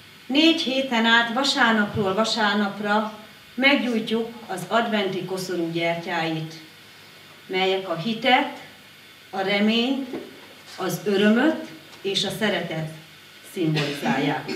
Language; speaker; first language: Hungarian; native; Hungarian